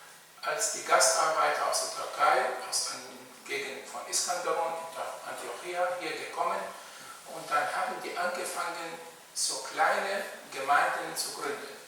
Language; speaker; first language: German; non-native, fluent; Arabic